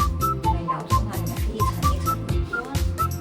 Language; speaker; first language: Chinese; native; Chinese